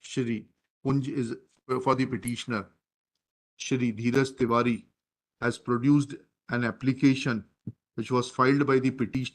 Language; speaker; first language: English; non-native, local second language; Hindi